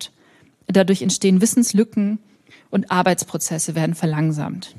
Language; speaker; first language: German; native; German